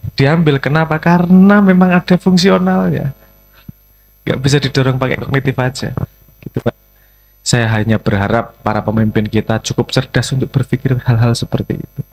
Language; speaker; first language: Indonesian; native; Indonesian